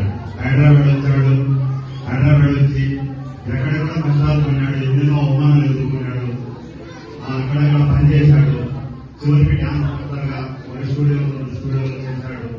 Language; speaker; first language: Telugu; native; Telugu